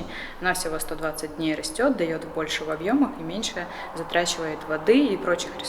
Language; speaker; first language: Russian; native; Russian